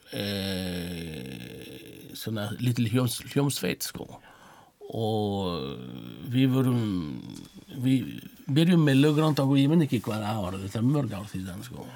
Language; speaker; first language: Icelandic; non-native, fluent; French